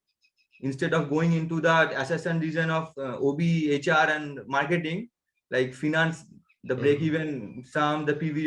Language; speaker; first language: English; non-native, local second language; Bangla